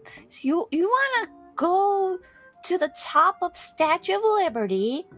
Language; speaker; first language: English; early bilingual, other home language; Japanese